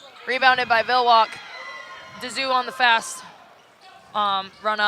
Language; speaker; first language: English; native; English